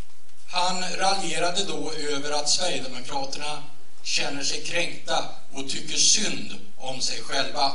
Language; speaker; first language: Swedish; native; Swedish